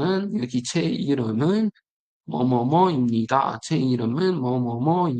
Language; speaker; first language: Korean; non-native, fluent; Uzbek